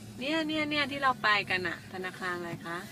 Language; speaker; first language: Thai; native; Thai